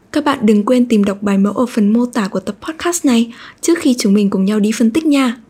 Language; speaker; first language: Vietnamese; native; Vietnamese